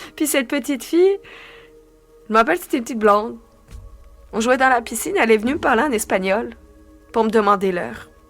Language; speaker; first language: French; native; French